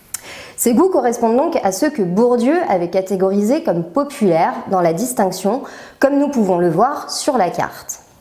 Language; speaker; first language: French; native; French